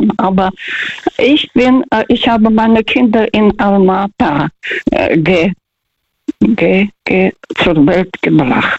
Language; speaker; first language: German; non-native, fluent; Russian